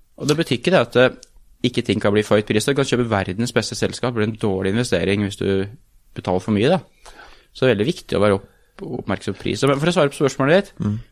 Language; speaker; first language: Norwegian; native; Norwegian